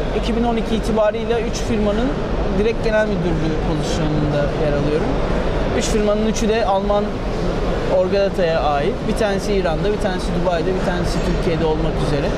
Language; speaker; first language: Turkish; native; Turkish